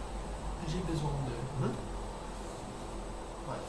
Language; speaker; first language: French; non-native, learner; English